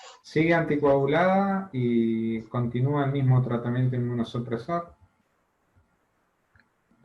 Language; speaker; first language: Spanish; native; Spanish